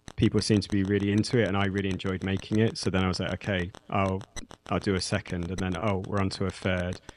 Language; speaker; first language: English; native; English